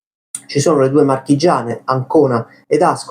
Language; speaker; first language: Italian; native; Italian